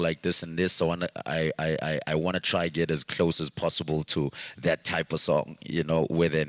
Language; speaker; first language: English; non-native, local second language; Zulu